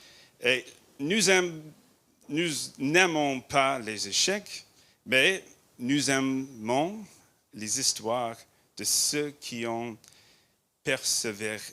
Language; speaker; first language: French; non-native, learner; English